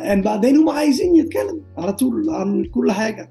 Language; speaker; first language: Arabic; non-native, learner; Dutch